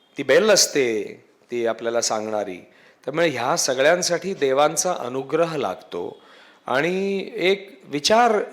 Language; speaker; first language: Marathi; native; Marathi